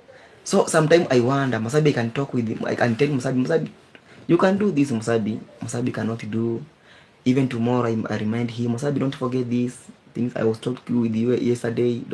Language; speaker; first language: English; non-native, learner; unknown